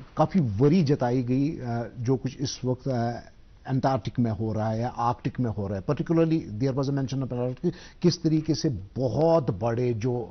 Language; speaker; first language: Hindi; non-native, local second language; Kashmiri